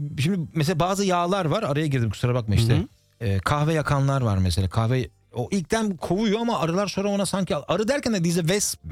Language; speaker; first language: Turkish; early bilingual, heritage; Turkish